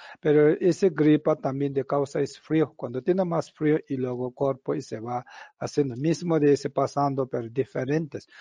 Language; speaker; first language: Spanish; non-native, learner; Tibetan